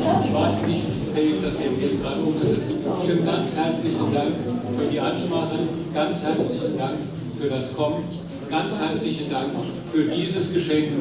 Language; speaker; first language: German; native; German